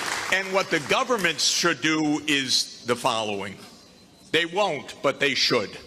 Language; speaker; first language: English; native; English